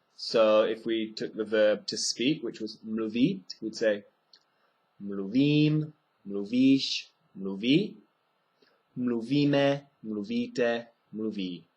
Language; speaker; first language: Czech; non-native, fluent; English